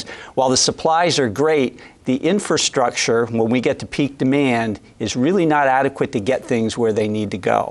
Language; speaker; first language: English; native; English